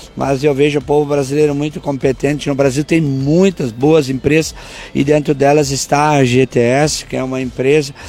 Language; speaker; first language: Portuguese; native; Portuguese